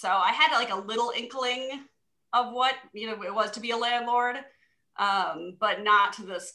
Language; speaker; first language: English; native; English